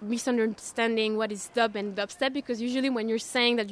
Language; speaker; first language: English; non-native, fluent; French